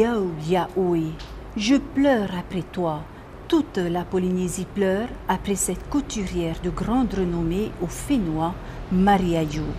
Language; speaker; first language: French; native; French